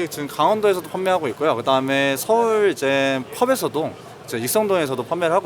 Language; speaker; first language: Korean; native; Korean